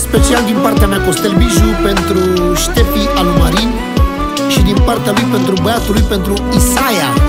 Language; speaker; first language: Romanian; native; Romanian